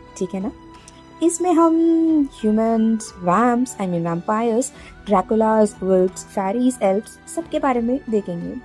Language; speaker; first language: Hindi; non-native, local second language; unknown